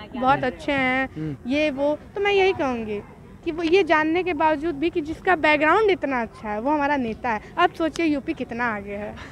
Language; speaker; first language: Hindi; native; Hindi